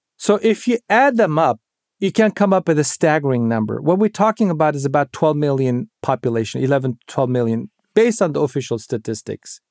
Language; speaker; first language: English; non-native, fluent; Uyghur